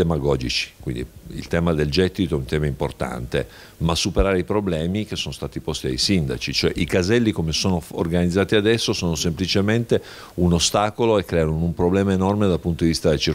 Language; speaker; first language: Italian; native; Italian